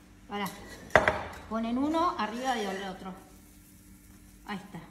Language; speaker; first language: Spanish; native; Spanish